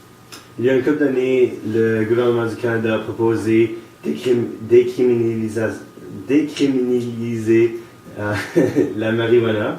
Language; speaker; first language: French; non-native, local second language; English